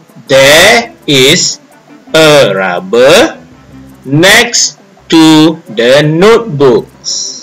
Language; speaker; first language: English; non-native, local second language; Malay